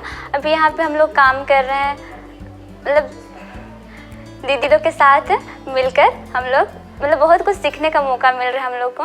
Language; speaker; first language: Hindi; non-native, local second language; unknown